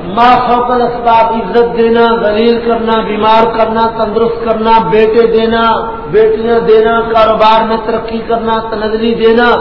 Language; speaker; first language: Urdu; non-native, local second language; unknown